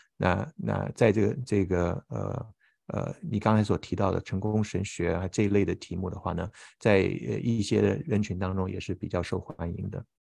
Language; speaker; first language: Chinese; native; Chinese